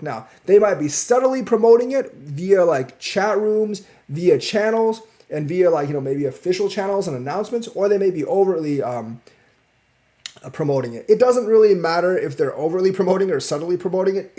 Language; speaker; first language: English; native; English